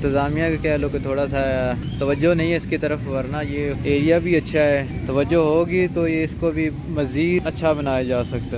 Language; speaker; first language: Hindi; non-native, local second language; Punjabi